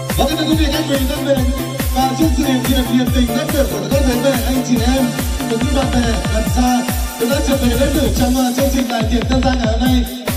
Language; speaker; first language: Vietnamese; non-native, local second language; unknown